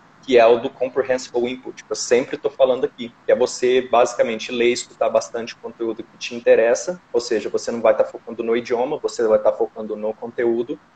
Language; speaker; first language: Portuguese; native; Portuguese